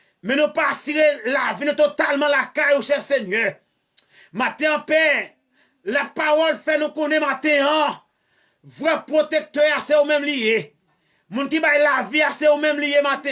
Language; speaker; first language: French; non-native, learner; Haitian Creole